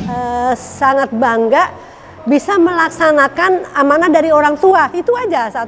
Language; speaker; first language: Indonesian; native; Indonesian